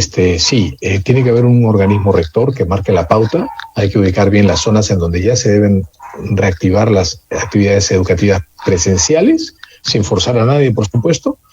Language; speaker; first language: Spanish; native; Spanish